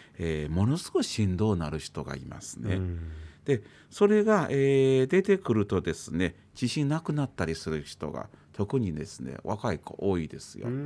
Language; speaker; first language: Japanese; native; Japanese